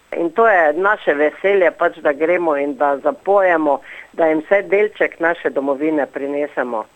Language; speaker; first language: Slovenian; native; Slovenian